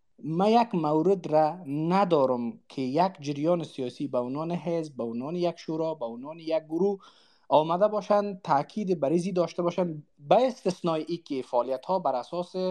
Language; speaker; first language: Persian; non-native, local second language; Uzbek